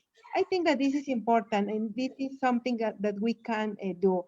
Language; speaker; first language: English; non-native, learner; Spanish